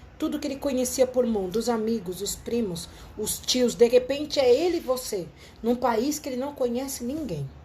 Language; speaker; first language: Portuguese; native; Portuguese